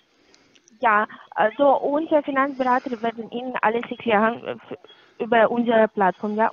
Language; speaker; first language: German; non-native, learner; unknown